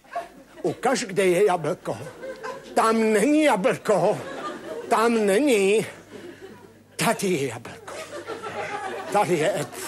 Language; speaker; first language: Czech; native; Czech